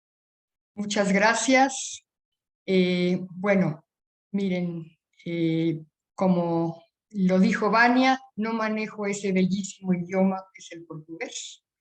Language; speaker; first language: Spanish; native; Spanish